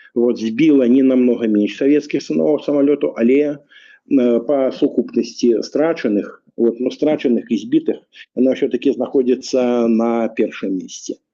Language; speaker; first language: Belarusian; non-native, local second language; Russian